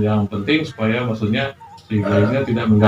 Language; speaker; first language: Indonesian; native; Indonesian